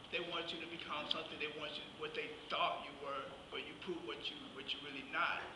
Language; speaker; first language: English; native; English